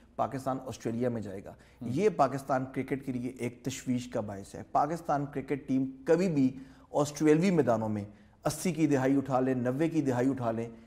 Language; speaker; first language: Urdu; native; Urdu